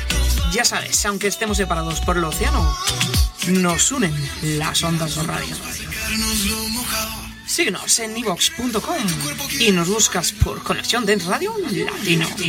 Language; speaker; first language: Spanish; native; Spanish